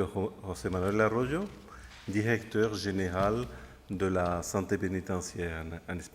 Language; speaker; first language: French; non-native, fluent; Spanish